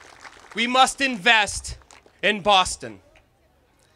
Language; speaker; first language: English; native; English